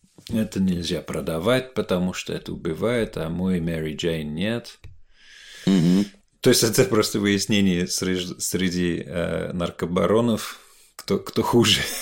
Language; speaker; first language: Russian; non-native, fluent; English